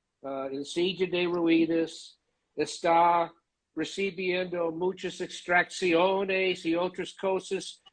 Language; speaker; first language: Spanish; non-native, learner; English